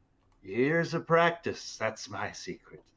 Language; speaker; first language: English; native; English